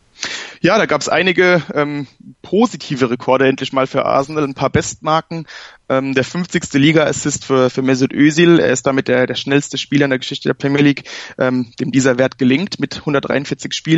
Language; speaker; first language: German; native; German